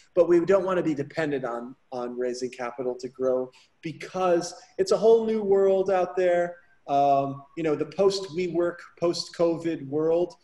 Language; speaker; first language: English; native; English